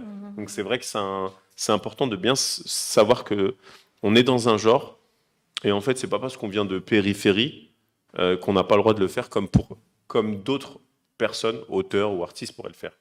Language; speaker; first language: French; native; French